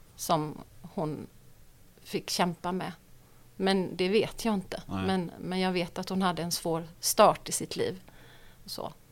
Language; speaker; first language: Swedish; native; Swedish